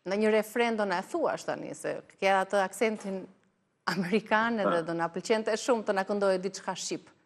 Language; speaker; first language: Albanian; native; Albanian